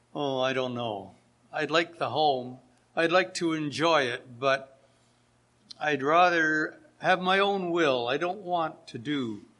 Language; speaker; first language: English; native; English